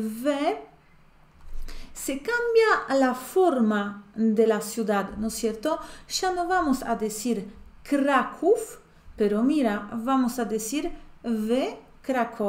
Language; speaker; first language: Spanish; non-native, fluent; Polish